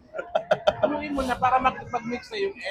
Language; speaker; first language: Filipino; native; Filipino